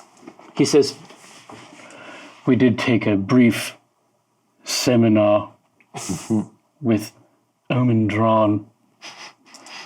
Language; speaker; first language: English; native; English